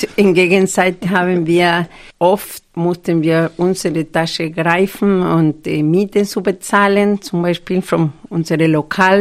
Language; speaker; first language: German; non-native, fluent; Spanish